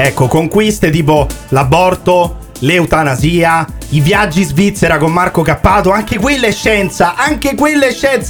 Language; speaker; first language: Italian; native; Italian